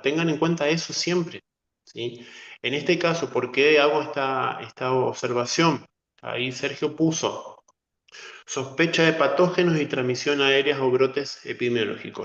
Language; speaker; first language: Spanish; native; Spanish